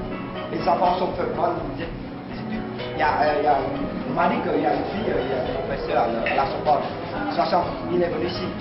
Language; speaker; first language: French; non-native, learner; Vietnamese